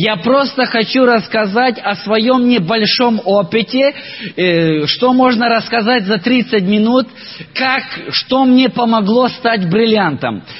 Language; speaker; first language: Russian; non-native, local second language; Ukrainian